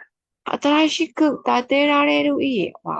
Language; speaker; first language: Japanese; non-native, fluent; Burmese